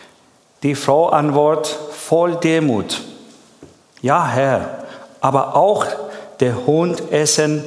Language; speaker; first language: German; non-native, learner; Persian